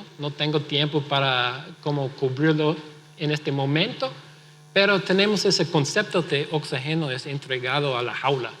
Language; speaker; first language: Spanish; non-native, fluent; English